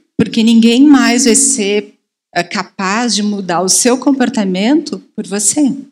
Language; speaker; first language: Portuguese; native; Portuguese